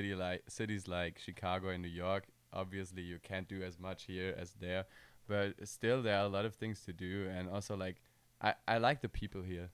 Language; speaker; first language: English; non-native, fluent; German